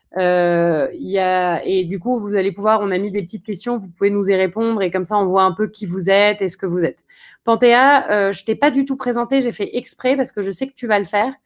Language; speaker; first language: French; native; French